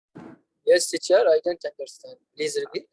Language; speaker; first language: English; non-native, learner; Arabic